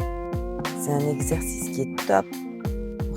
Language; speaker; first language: French; native; French